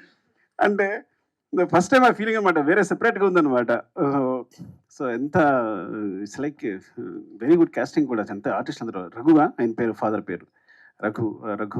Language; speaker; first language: Telugu; native; Telugu